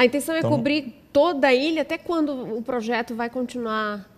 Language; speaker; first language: Portuguese; native; Portuguese